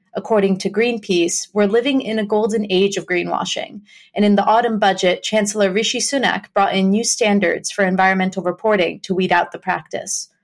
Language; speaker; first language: English; native; English